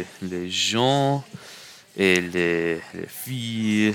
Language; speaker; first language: French; non-native, learner; English